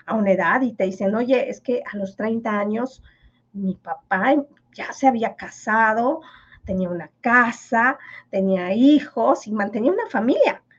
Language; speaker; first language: Spanish; non-native, local second language; Yucateco